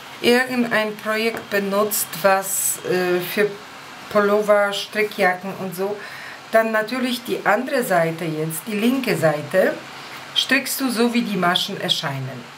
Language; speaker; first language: German; non-native, fluent; Polish